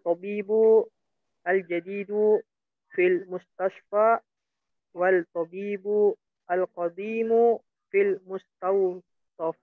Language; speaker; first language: Arabic; non-native, learner; Indonesian